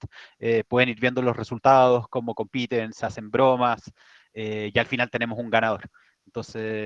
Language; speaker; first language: Spanish; native; Spanish